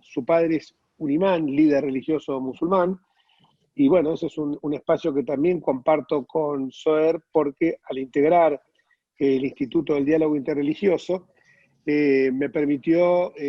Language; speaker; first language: Spanish; native; Spanish